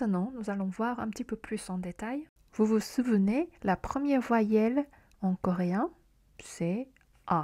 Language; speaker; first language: French; non-native, fluent; Korean